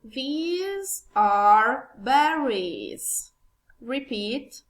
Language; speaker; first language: English; non-native, learner; Italian